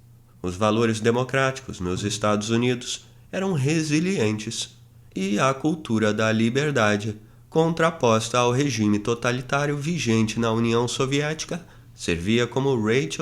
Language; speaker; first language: Portuguese; native; Portuguese